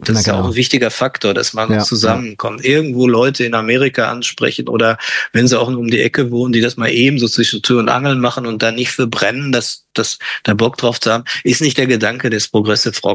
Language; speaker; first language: German; native; German